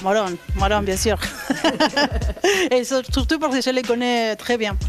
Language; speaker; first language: French; non-native, fluent; Spanish